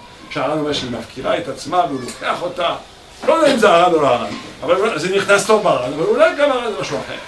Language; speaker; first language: Hebrew; non-native, fluent; French